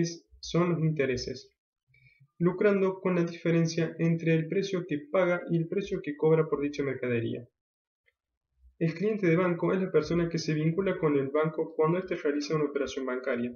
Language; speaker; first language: Spanish; native; Spanish